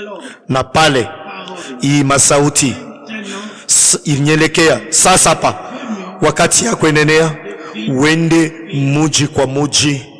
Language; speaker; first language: Swahili; native; Swahili